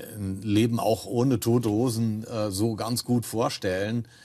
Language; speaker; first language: German; native; German